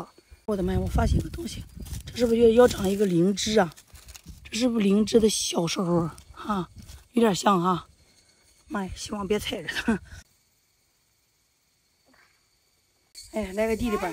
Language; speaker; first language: Chinese; native; Chinese